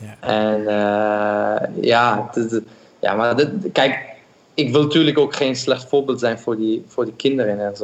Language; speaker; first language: Dutch; non-native, fluent; German